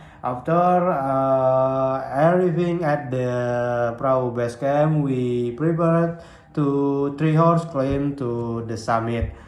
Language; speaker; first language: English; non-native, learner; Indonesian